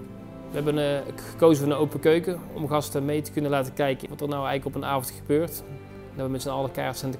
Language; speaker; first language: Dutch; native; Dutch